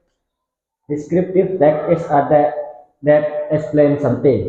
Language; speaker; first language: English; non-native, learner; Indonesian